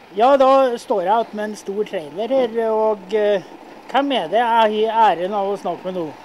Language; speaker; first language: Norwegian; native; Norwegian